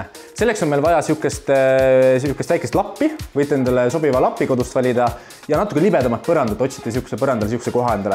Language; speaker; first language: Estonian; native; Estonian